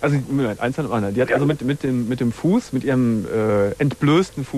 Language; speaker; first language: German; native; German